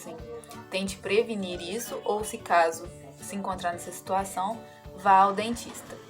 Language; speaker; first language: Portuguese; native; Portuguese